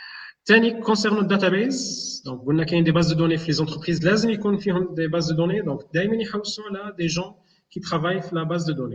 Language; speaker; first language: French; non-native, local second language; Arabic